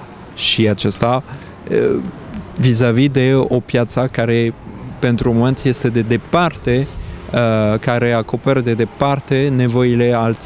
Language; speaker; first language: Romanian; non-native, fluent; French